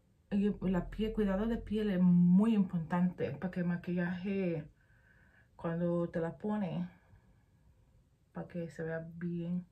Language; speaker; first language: Spanish; early bilingual, heritage; Spanish